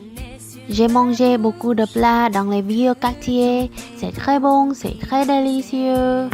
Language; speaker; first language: French; non-native, learner; Vietnamese